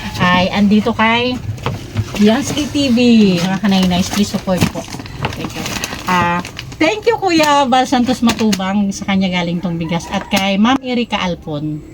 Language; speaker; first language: Filipino; native; Filipino